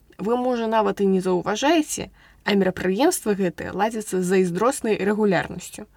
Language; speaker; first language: Belarusian; non-native, local second language; Russian